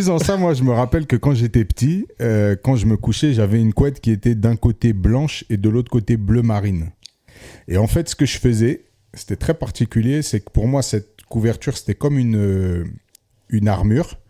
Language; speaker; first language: French; native; French